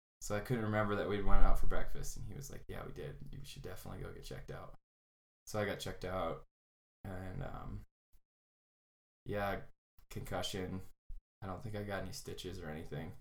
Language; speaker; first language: English; native; English